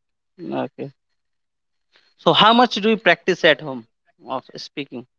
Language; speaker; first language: English; non-native, local second language; Hindi